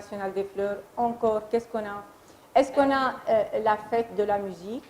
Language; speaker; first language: French; non-native, fluent; Arabic